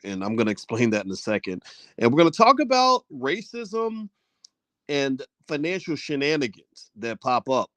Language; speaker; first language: English; native; English